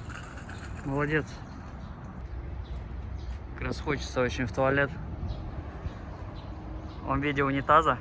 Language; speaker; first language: Russian; native; Russian